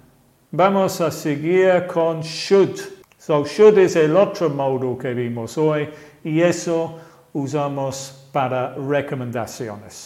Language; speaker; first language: Spanish; non-native, fluent; English